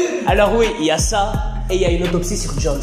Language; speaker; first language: French; non-native, local second language; Arabic